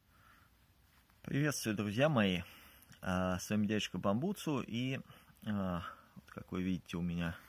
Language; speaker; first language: Russian; native; Russian